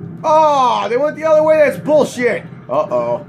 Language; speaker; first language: English; native; English